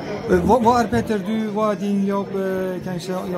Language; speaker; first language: Swedish; non-native, learner; Turkish